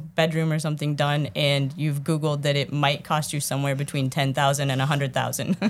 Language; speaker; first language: English; native; English